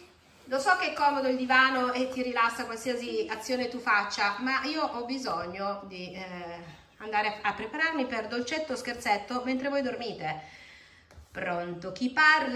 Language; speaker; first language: Italian; native; Italian